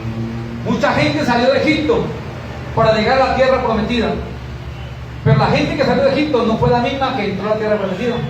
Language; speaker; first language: Spanish; native; Spanish